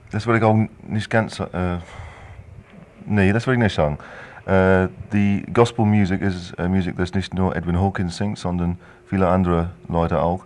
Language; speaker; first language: German; non-native, fluent; English